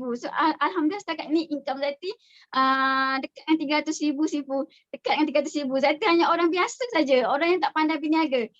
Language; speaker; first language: Malay; native; Malay